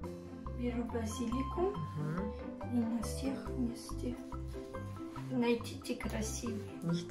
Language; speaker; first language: Russian; early bilingual, heritage; Russian